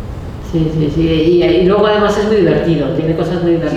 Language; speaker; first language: Spanish; native; Spanish